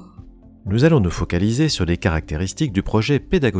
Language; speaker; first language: French; native; French